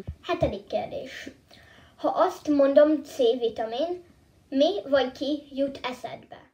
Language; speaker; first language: Hungarian; early bilingual, heritage; Hungarian